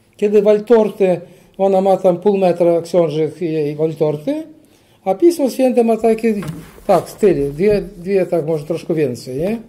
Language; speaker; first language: Polish; early bilingual, heritage; Polish